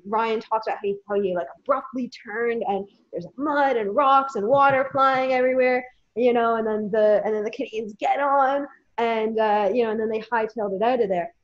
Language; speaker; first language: English; native; English